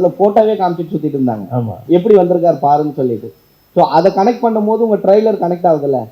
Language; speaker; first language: Tamil; native; Tamil